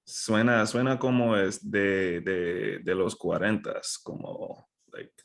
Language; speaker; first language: Spanish; non-native, fluent; English